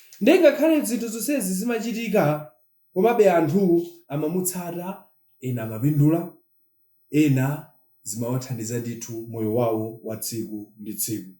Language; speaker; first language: Nyanja; non-native, local second language; Tumbuka